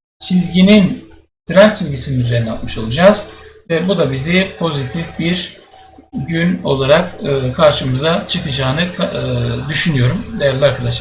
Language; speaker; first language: Turkish; native; Turkish